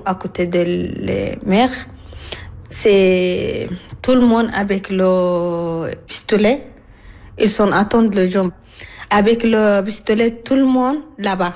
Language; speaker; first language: French; non-native, learner; Arabic